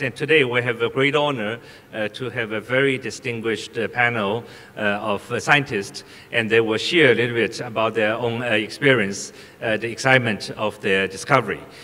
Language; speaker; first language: English; non-native, fluent; Chinese